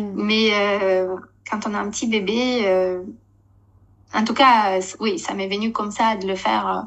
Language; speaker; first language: French; non-native, fluent; Romanian